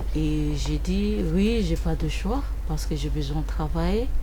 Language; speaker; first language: French; non-native, learner; English